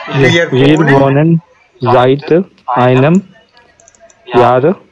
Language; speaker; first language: German; non-native, learner; Hindi